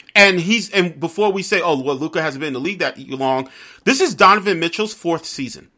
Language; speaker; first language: English; native; English